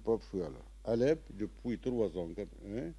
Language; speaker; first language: French; non-native, learner; Arabic